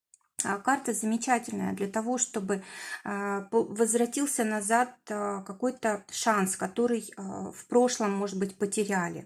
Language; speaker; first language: Russian; native; Russian